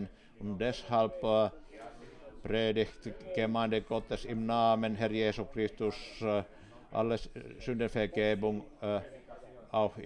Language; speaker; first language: German; non-native, fluent; Finnish